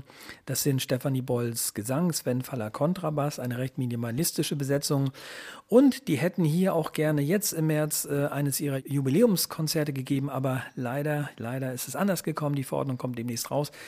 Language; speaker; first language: German; native; German